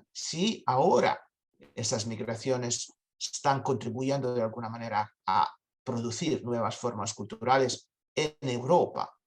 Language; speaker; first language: Spanish; non-native, fluent; Italian